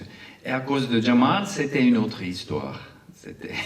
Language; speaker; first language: French; non-native, local second language; Arabic